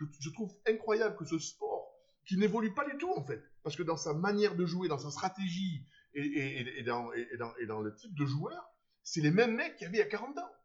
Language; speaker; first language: French; native; French